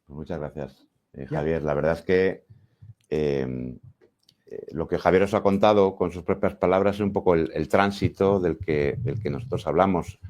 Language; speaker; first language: Spanish; native; Spanish